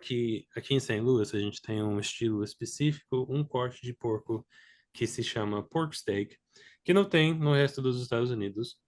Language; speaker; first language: Portuguese; non-native, fluent; English